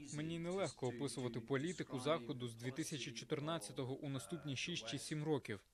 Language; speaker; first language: Ukrainian; non-native, fluent; English